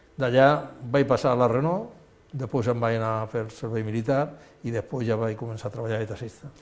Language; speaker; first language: Catalan; non-native, local second language; Spanish